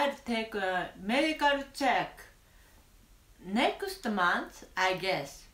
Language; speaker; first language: English; non-native, learner; Japanese